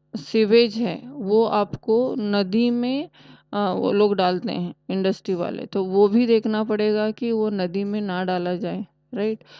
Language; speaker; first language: Hindi; non-native, local second language; Marathi